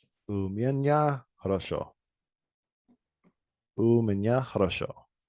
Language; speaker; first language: Russian; non-native, learner; English